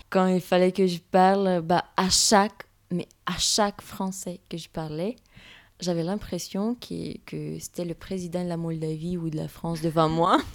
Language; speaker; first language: French; non-native, fluent; Romanian